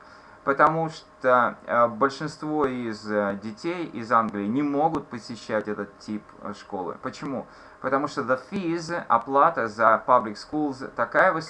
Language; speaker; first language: Russian; native; Russian